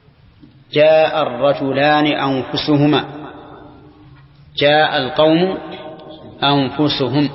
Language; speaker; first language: Arabic; native; Arabic